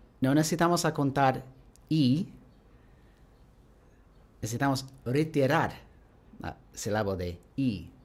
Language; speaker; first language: Spanish; non-native, learner; English